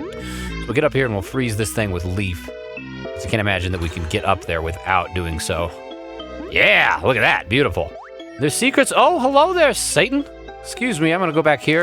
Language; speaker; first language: English; native; English